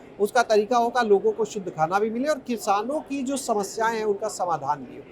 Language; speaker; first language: Hindi; native; Hindi